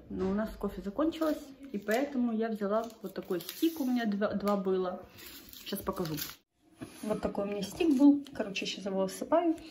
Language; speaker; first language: Russian; native; Russian